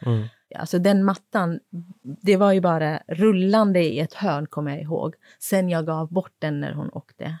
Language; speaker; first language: Swedish; non-native, fluent; Kurdish